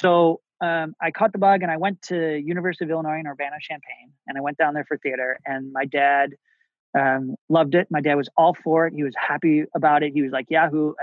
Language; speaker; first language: English; native; English